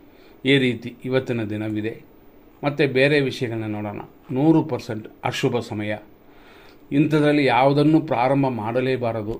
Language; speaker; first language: Kannada; native; Kannada